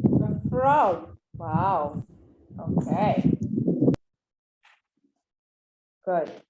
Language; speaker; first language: English; non-native, fluent; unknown